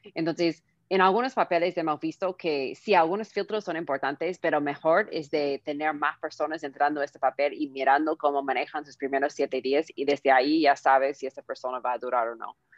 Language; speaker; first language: Spanish; non-native, fluent; English